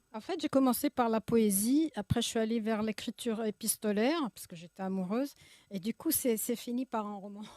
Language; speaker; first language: French; early bilingual, other home language; Arabic